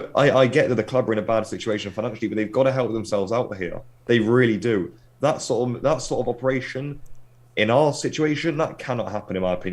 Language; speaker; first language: English; native; English